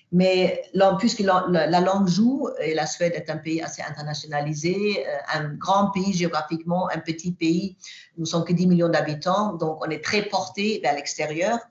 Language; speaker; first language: French; non-native, fluent; Swedish